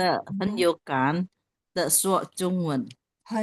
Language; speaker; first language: Chinese; non-native, learner; Indonesian